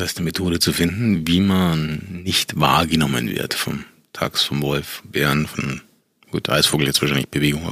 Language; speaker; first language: German; native; German